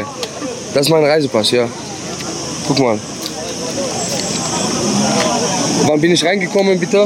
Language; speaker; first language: German; non-native, learner; Arabic